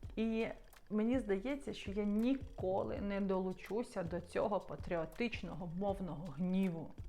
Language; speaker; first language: Ukrainian; non-native, local second language; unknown